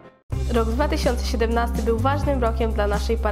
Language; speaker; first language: Polish; native; Polish